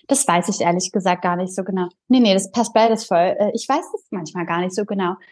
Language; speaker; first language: German; early bilingual, other home language; Bulgarian